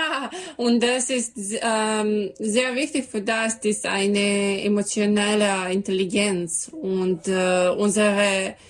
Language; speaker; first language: German; non-native, learner; Serbian